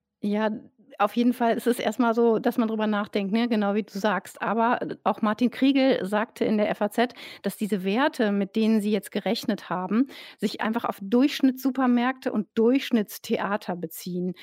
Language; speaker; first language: German; native; German